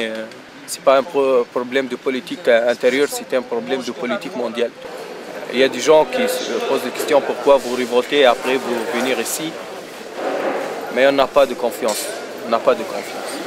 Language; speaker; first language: French; non-native, local second language; Arabic